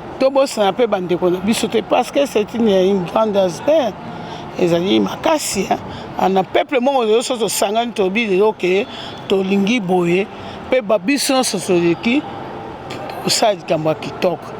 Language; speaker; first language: Lingala; native; Lingala